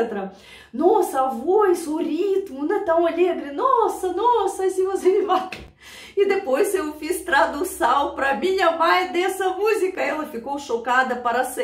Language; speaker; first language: Portuguese; non-native, learner; Russian